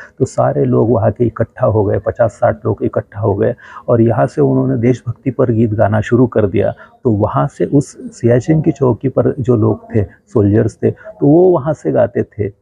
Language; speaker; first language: Hindi; non-native, local second language; Gujarati